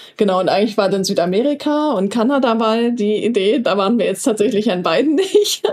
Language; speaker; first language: German; native; German